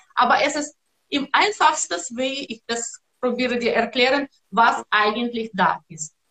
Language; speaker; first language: German; non-native, learner; Russian